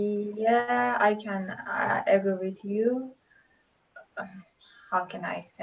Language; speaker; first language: English; non-native, learner; Turkish